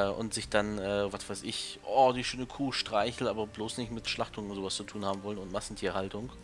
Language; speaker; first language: German; native; German